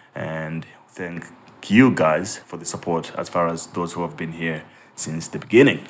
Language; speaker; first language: English; non-native, local second language; Nyanja